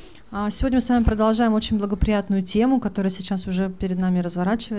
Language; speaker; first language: Russian; native; Russian